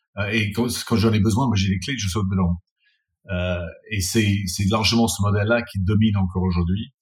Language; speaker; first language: French; non-native, fluent; English